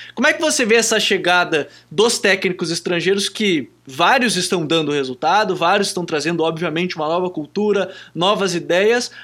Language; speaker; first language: Portuguese; native; Portuguese